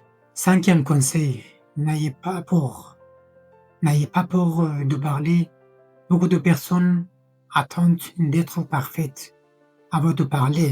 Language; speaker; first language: French; non-native, fluent; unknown